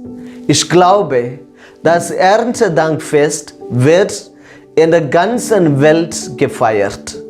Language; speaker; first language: German; non-native, fluent; Malayalam